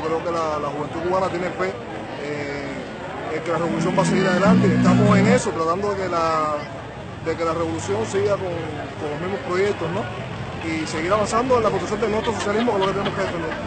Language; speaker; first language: Spanish; native; Spanish